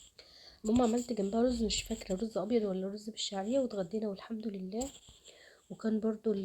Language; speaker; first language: Arabic; native; Arabic